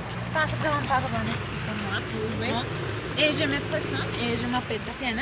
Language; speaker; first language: French; non-native, learner; Spanish